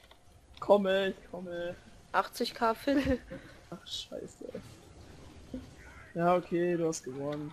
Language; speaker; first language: German; native; German